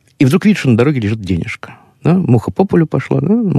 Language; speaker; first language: Russian; native; Russian